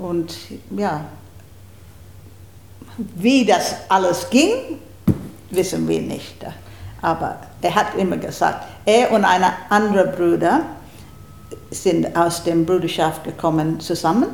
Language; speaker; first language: German; early bilingual, heritage; German